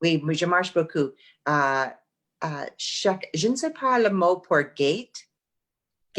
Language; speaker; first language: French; non-native, learner; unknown